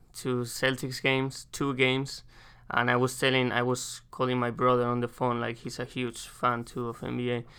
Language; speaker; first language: English; non-native, fluent; Spanish